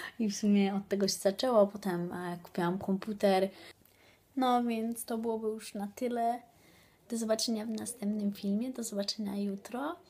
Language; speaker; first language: Polish; early bilingual, heritage; Polish